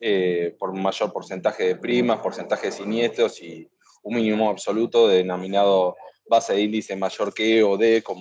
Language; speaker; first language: Spanish; native; Spanish